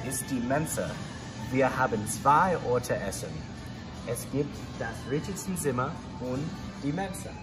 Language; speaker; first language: German; non-native, learner; English